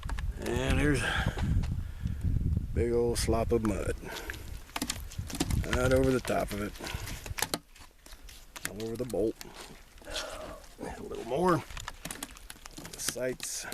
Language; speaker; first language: English; native; English